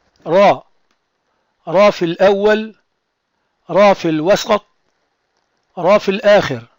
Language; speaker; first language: Arabic; non-native, fluent; French